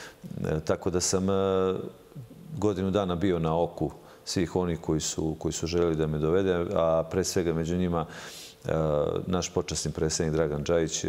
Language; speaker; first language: Serbian; native; Serbian